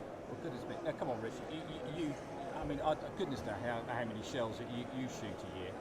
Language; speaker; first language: English; native; English